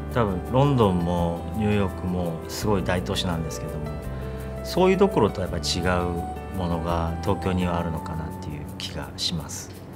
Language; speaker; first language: Japanese; non-native, fluent; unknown